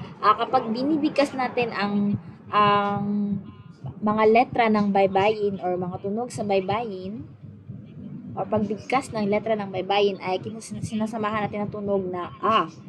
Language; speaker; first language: Filipino; native; Filipino